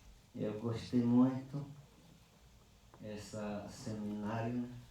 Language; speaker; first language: Portuguese; non-native, local second language; Yanomámi